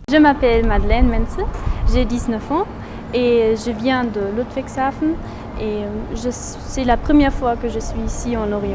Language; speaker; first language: French; non-native, fluent; German